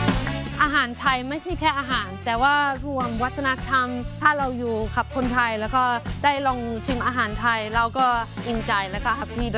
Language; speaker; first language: Thai; non-native, fluent; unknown